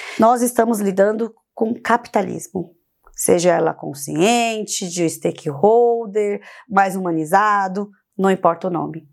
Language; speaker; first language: Portuguese; early bilingual, other home language; Korean